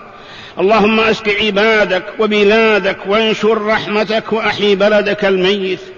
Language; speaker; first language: Arabic; native; Arabic